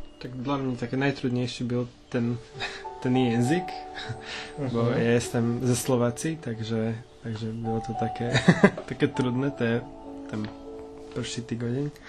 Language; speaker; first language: Polish; non-native, learner; Slovak